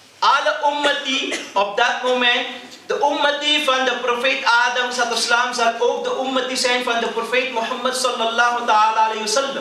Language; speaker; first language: Dutch; early bilingual, other home language; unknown